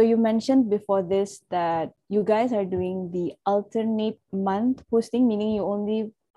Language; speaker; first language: English; non-native, local second language; Malay